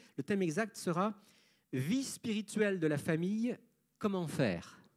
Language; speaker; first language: French; native; French